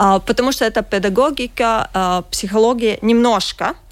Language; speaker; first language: Russian; non-native, learner; Latvian